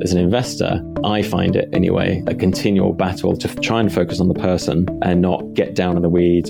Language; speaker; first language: English; native; English